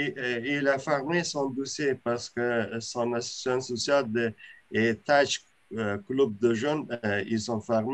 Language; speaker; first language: French; non-native, learner; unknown